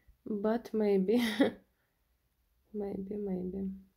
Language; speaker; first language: English; non-native, learner; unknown